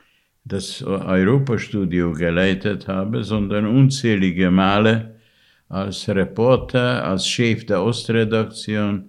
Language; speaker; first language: German; non-native, fluent; Hungarian